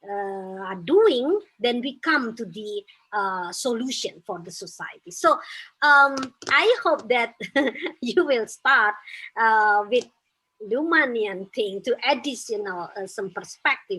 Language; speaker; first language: English; non-native, fluent; Indonesian